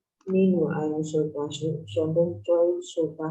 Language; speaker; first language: German; non-native, learner; Indonesian